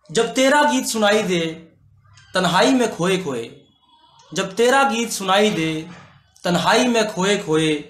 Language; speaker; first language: Hindi; native; Hindi